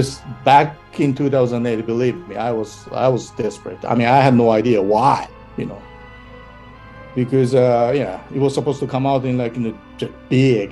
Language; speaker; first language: English; non-native, fluent; Japanese